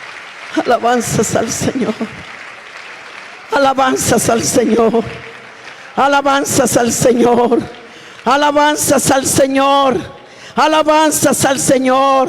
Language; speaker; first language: Spanish; native; Spanish